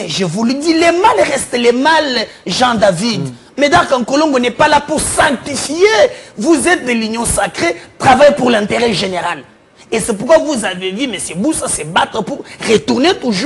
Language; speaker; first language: French; non-native, local second language; Lingala